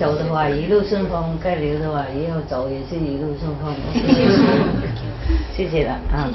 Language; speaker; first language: Chinese; non-native, fluent; Vietnamese